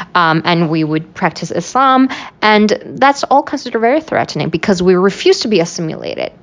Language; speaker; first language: English; non-native, fluent; Uyghur